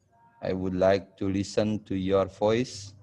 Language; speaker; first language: English; non-native, fluent; Indonesian